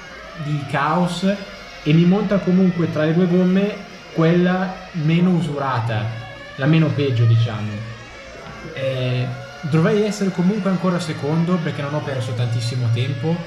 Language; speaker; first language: Italian; native; Italian